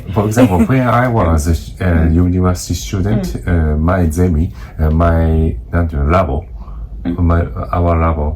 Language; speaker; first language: English; non-native, learner; Japanese